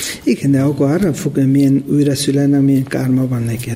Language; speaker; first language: Hungarian; non-native, learner; Tibetan